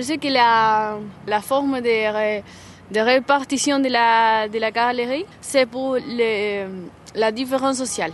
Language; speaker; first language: French; non-native, learner; Spanish